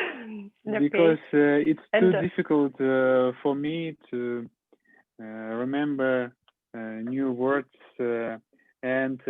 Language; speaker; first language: English; non-native, learner; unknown